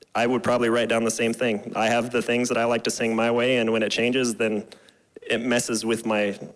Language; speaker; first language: English; native; English